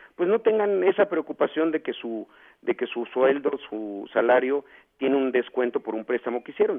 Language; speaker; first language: Spanish; native; Spanish